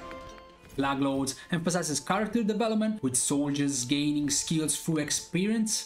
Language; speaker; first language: English; non-native, fluent; Italian